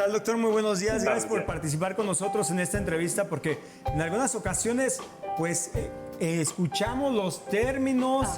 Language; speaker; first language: Spanish; native; Spanish